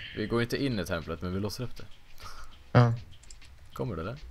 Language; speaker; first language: Swedish; native; Swedish